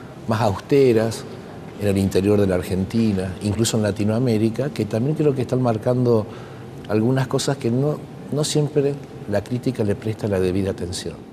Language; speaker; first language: Spanish; native; Spanish